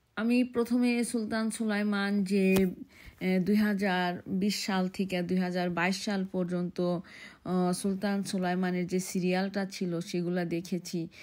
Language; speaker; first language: Bangla; early bilingual, heritage; Bangla